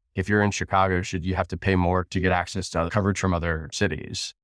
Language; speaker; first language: English; native; English